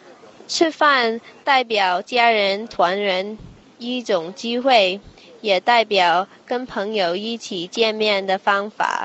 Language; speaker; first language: Chinese; non-native, fluent; English